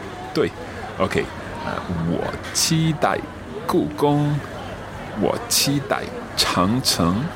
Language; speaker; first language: Chinese; non-native, learner; English